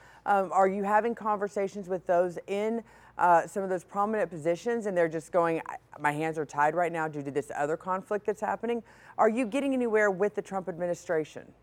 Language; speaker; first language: English; native; English